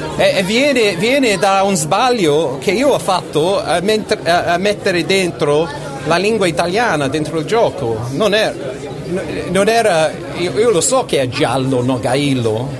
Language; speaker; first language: Italian; non-native, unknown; English